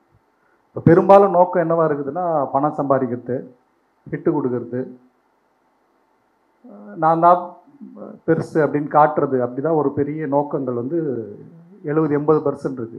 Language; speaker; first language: Tamil; native; Tamil